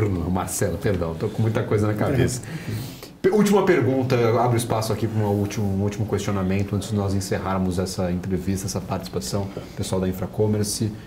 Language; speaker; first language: Portuguese; native; Portuguese